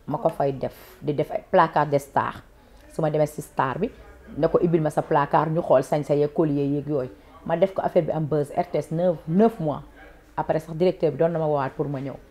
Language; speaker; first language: Wolof; non-native, local second language; Fula